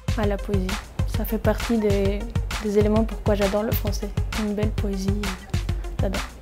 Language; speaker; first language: French; non-native, fluent; Spanish